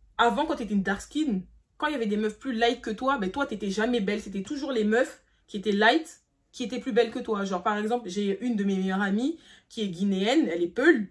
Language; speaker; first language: French; early bilingual, other home language; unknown